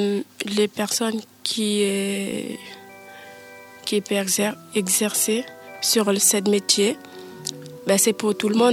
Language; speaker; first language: French; non-native, learner; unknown